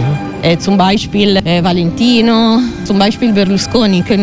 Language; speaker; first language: German; non-native, learner; Italian